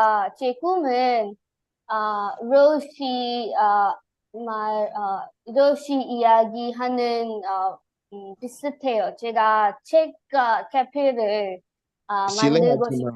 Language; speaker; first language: Korean; non-native, learner; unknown